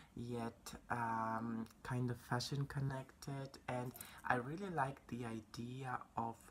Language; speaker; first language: English; non-native, fluent; Polish